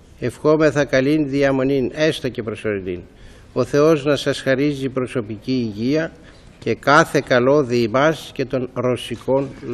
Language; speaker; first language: Greek; native; Greek